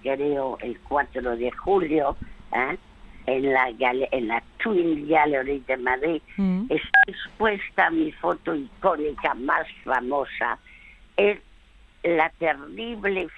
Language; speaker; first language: Spanish; early bilingual, other home language; French